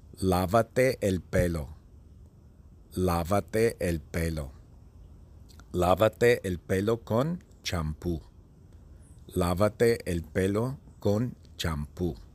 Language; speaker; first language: Spanish; non-native, fluent; English